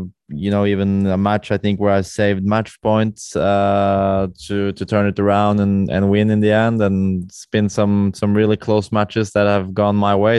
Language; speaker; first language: English; non-native, fluent; Norwegian